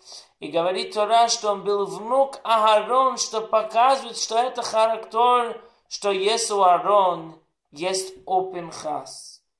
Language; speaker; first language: Russian; non-native, learner; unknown